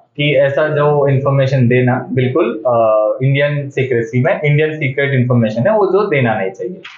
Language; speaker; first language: Hindi; non-native, local second language; Gujarati